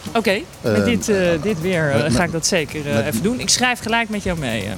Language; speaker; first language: Dutch; native; Dutch